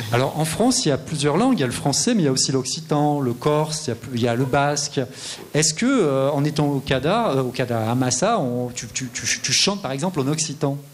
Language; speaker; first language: French; native; French